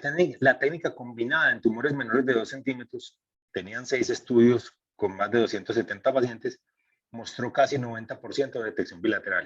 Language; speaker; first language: Spanish; native; Spanish